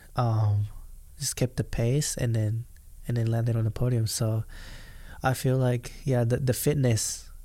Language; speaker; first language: English; non-native, fluent; Japanese